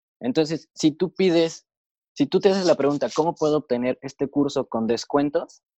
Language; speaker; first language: Spanish; native; Spanish